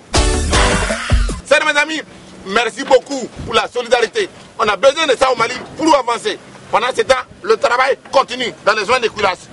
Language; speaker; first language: French; non-native, local second language; Bambara